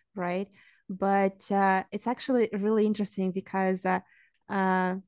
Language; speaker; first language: English; non-native, fluent; Russian